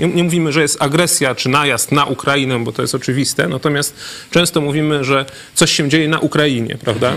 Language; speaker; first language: Polish; native; Polish